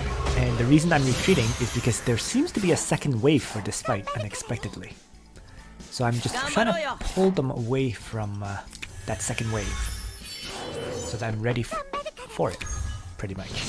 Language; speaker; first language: English; native; English